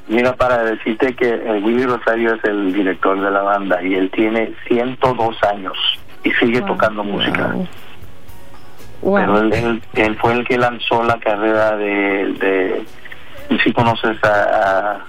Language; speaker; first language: Spanish; early bilingual, heritage; Spanish